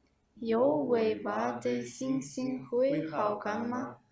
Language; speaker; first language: Chinese; non-native, learner; Kyrgyz